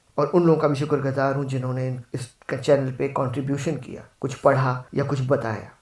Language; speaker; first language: Urdu; native; Urdu